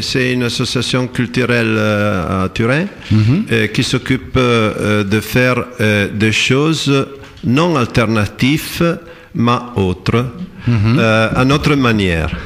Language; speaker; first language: French; non-native, fluent; Italian